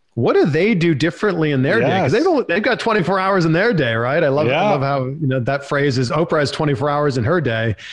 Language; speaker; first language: English; native; English